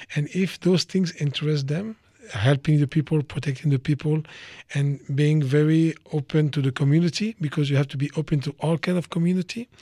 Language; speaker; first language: English; non-native, fluent; French